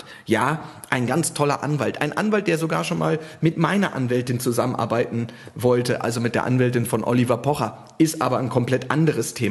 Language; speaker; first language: German; native; German